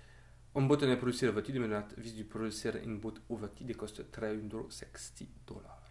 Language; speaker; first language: Norwegian; non-native, learner; French